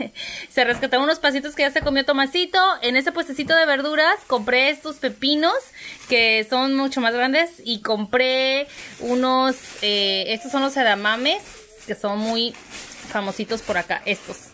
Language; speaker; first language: Spanish; native; Spanish